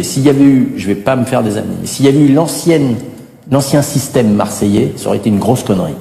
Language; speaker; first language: French; native; French